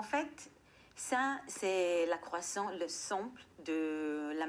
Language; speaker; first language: French; non-native, fluent; Hebrew